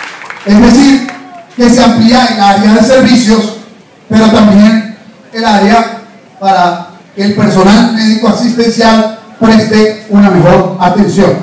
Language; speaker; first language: Spanish; native; Spanish